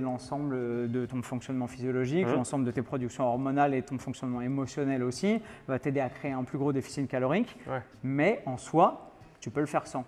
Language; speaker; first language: French; native; French